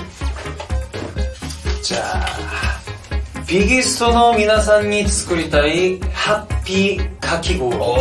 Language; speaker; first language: Japanese; non-native, fluent; Korean